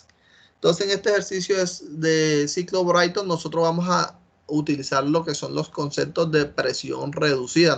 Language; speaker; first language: Spanish; native; Spanish